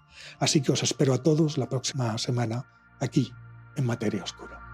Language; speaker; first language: Spanish; native; Spanish